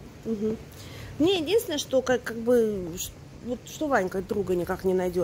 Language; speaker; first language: Russian; native; Russian